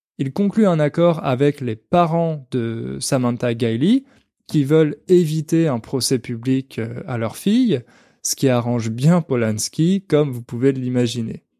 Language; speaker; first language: French; native; French